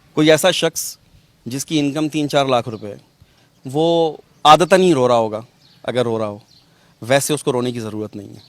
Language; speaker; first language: Urdu; non-native, local second language; Punjabi